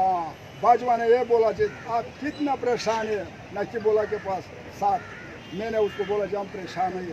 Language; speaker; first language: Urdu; non-native, local second language; Pashto